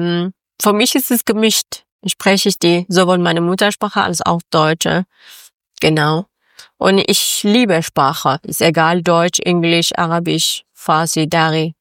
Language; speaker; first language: German; non-native, learner; Persian